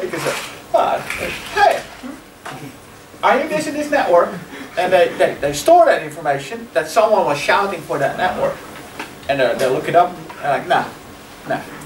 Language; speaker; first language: English; non-native, fluent; Dutch